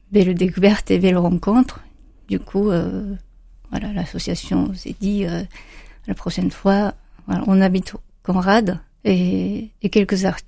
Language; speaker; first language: French; non-native, fluent; Japanese